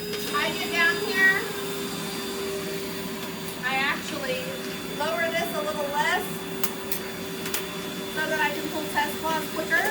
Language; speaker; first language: English; native; English